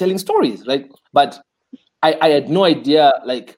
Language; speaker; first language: English; non-native, local second language; Shona